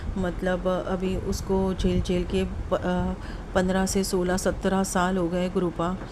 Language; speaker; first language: Hindi; non-native, local second language; Marathi